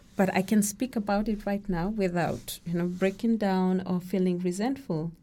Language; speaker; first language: English; non-native, local second language; Kikuyu